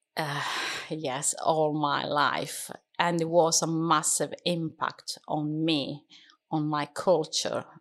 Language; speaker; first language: English; non-native, fluent; Italian